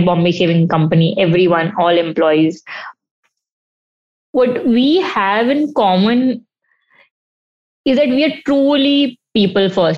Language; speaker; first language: English; non-native, local second language; Hindi